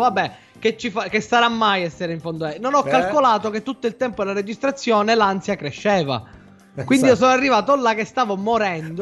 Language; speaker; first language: Italian; native; Italian